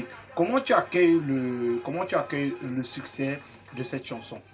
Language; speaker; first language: French; native; French